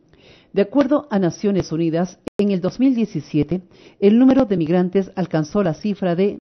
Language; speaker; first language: Spanish; native; Spanish